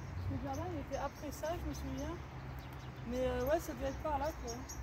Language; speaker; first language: French; native; French